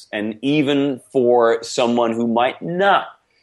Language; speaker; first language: English; non-native, fluent; German